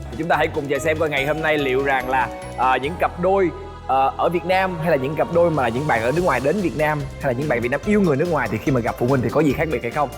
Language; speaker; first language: Vietnamese; native; Vietnamese